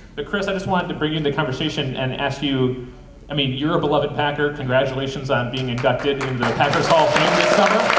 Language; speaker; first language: English; native; English